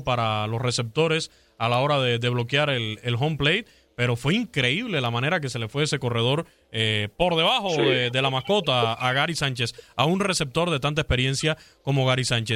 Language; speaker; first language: Spanish; native; Spanish